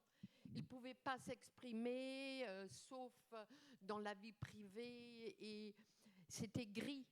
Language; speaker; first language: French; non-native, fluent; German